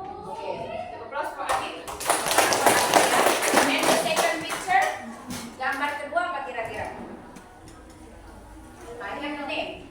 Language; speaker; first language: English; non-native, learner; Indonesian